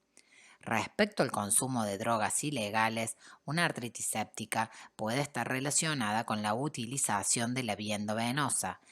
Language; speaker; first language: Spanish; native; Spanish